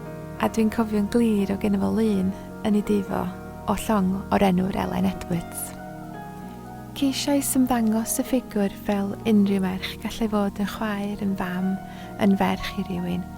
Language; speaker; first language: Welsh; native; Welsh